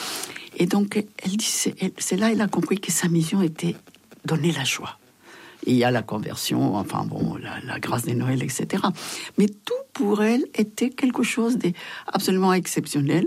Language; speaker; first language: French; non-native, fluent; Spanish